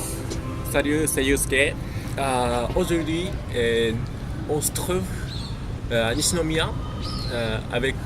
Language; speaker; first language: French; non-native, learner; Japanese